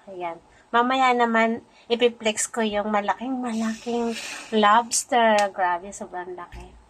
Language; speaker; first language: Filipino; non-native, local second language; Masbatenyo